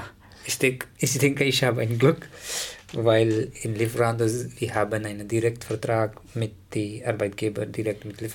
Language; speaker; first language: German; non-native, learner; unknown